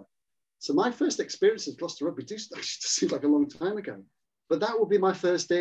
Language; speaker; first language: English; native; English